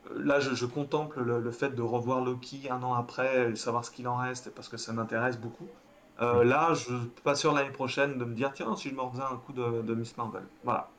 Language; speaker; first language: French; native; French